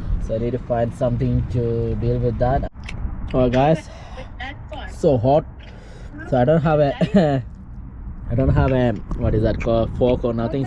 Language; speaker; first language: English; non-native, local second language; Malayalam